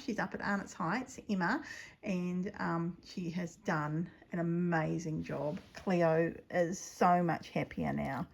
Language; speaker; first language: English; native; English